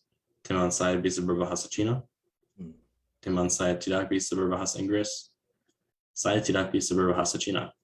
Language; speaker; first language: Indonesian; non-native, learner; English